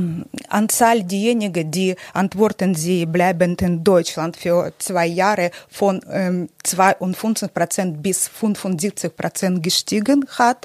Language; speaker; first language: German; non-native, learner; Ukrainian